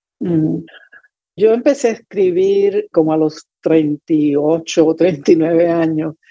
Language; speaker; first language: Spanish; native; Spanish